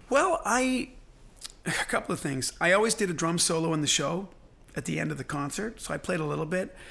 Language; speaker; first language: English; native; English